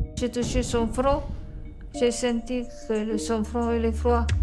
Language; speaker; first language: French; non-native, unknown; Romanian